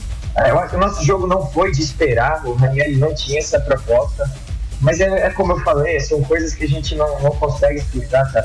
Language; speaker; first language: Portuguese; native; Portuguese